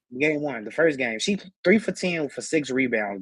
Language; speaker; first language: English; native; English